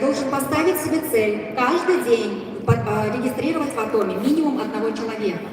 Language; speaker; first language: Russian; native; Russian